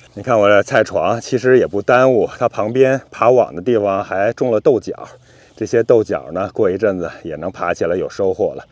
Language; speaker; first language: Chinese; native; Chinese